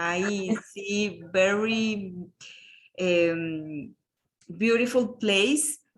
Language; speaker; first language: English; non-native, learner; Spanish